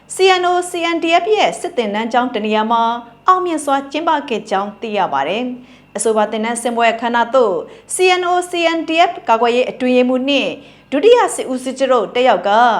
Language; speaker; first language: Burmese; native; Burmese